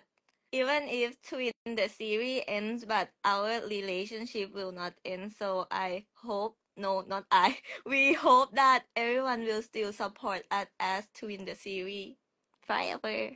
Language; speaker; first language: English; non-native, fluent; Thai